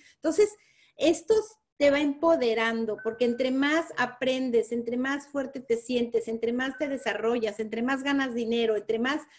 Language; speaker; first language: Spanish; native; Spanish